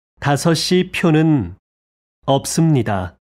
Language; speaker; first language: Korean; non-native, fluent; Arabic